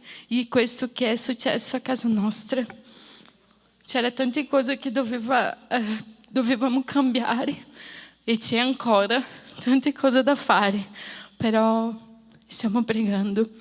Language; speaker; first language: Italian; non-native, fluent; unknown